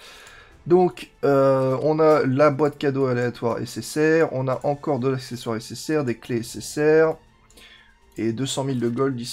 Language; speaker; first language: French; native; French